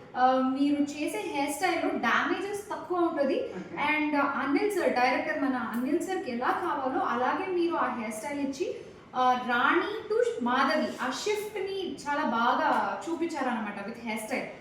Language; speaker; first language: Telugu; non-native, local second language; Kannada